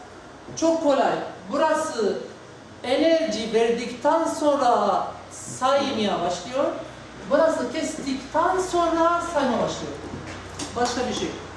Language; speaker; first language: Turkish; non-native, learner; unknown